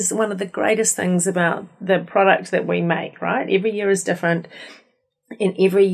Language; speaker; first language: English; native; English